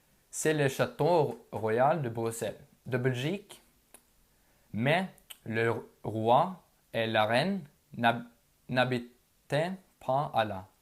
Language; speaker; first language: French; non-native, learner; Norwegian